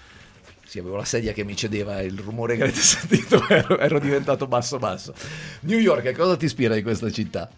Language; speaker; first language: Italian; native; Italian